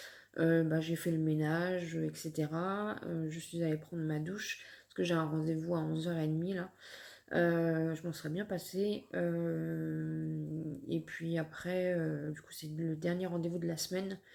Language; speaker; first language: French; native; French